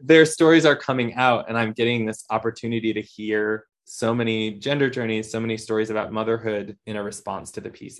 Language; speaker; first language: English; native; English